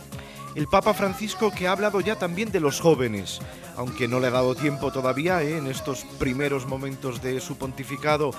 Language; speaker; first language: Spanish; native; Spanish